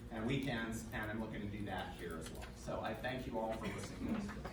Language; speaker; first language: English; native; English